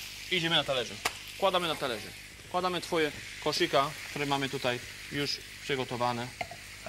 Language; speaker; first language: Polish; non-native, fluent; French